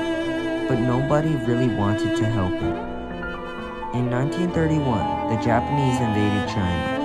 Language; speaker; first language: English; non-native, fluent; Chinese